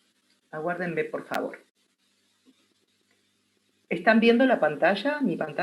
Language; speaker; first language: Spanish; native; Spanish